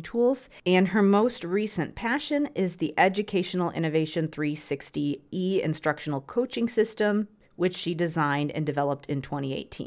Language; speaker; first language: English; native; English